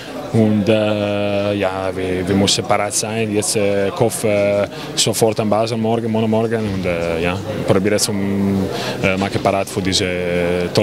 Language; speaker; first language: German; non-native, fluent; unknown